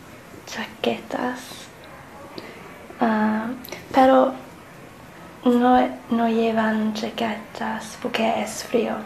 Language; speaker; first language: Spanish; non-native, learner; English